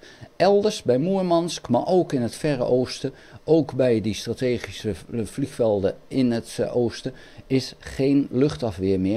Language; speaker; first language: Dutch; native; Dutch